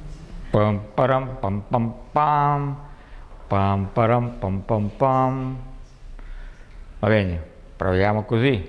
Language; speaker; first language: Italian; non-native, learner; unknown